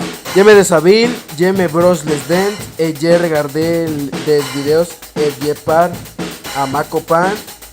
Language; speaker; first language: French; non-native, learner; Spanish